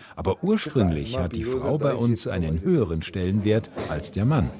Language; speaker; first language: German; non-native, fluent; Kurdish